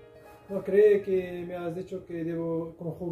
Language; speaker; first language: Spanish; non-native, learner; Arabic